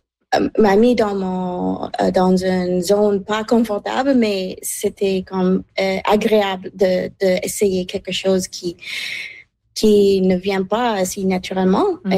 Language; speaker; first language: French; non-native, learner; English